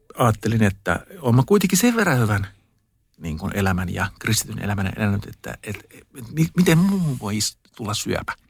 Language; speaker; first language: Finnish; early bilingual, heritage; Finnish